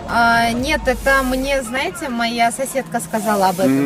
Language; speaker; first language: Russian; non-native, local second language; Kazakh